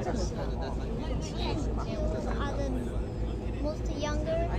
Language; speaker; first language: English; non-native, learner; Chinese